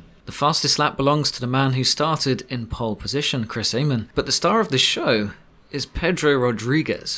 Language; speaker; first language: English; native; English